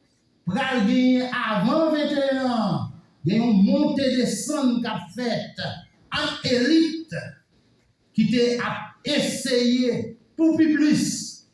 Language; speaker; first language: French; non-native, local second language; Haitian Creole